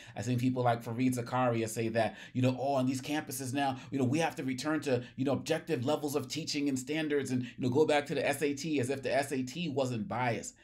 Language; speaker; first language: English; native; English